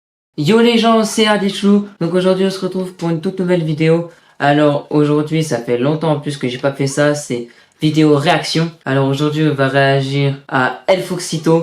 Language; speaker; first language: French; native; French